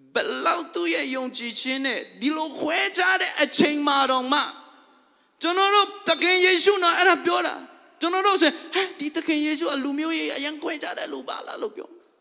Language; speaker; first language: Burmese; non-native, local second language; Tedim Chin